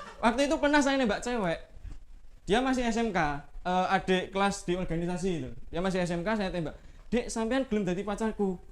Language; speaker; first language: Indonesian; native; Indonesian